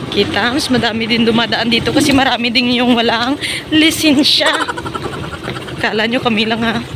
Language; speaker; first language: Filipino; non-native, local second language; Hiligaynon